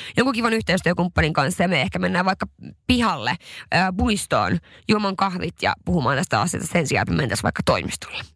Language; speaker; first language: Finnish; non-native, local second language; Swedish